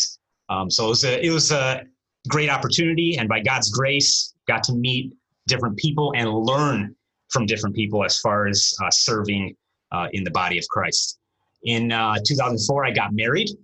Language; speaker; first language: English; early bilingual, other home language; Romanian